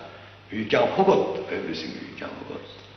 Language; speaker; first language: English; non-native, learner; Japanese